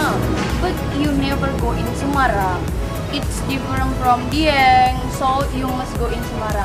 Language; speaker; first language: English; non-native, learner; Indonesian